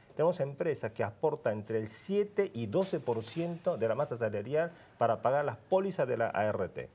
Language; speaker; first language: Spanish; non-native, fluent; Korean